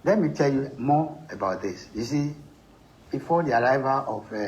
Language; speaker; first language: English; non-native, local second language; Yoruba